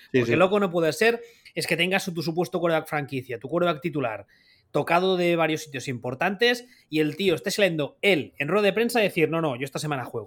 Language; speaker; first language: Spanish; native; Spanish